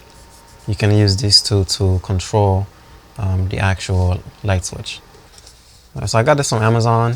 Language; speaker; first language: English; native; English